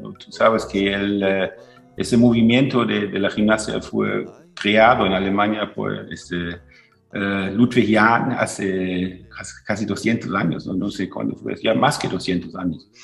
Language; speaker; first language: Spanish; non-native, fluent; German